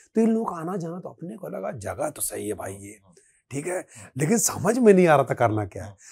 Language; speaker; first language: Hindi; native; Hindi